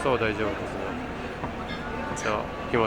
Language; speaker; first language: Japanese; non-native, fluent; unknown